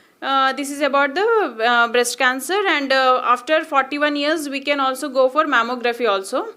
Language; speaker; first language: English; non-native, local second language; Telugu